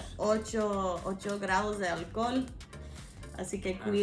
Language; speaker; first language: Spanish; non-native, fluent; English